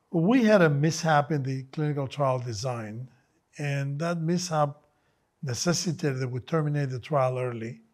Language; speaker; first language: English; non-native, fluent; Greek